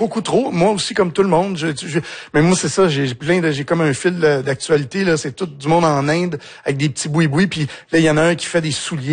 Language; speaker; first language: French; native; French